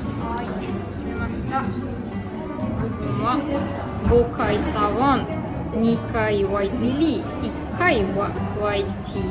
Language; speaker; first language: Japanese; non-native, fluent; German